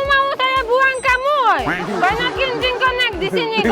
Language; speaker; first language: Indonesian; non-native, learner; Russian